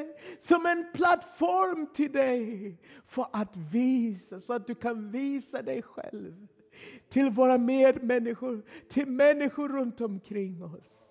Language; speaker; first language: Swedish; non-native, fluent; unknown